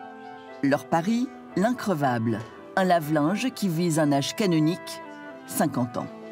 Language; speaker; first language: French; native; French